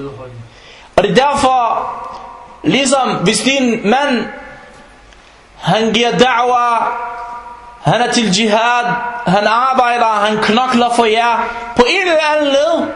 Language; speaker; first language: Danish; non-native, fluent; Arabic